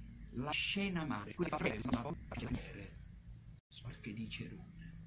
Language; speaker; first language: Italian; native; Italian